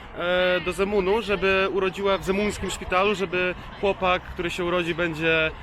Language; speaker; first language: Polish; early bilingual, other home language; Serbian